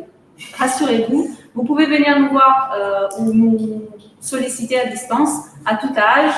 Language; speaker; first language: French; native; French